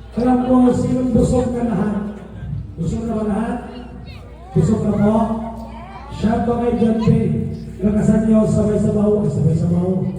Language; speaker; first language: Filipino; non-native, local second language; Cebuano